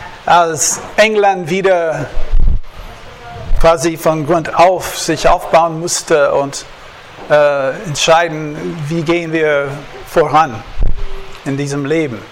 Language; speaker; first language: German; non-native, fluent; English